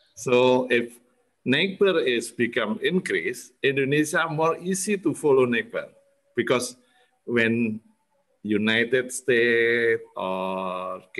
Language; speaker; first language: English; non-native, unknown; Indonesian